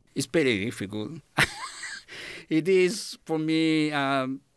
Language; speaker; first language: English; non-native, fluent; Spanish